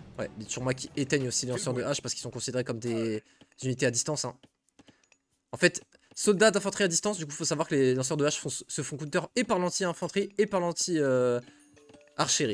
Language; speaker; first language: French; native; French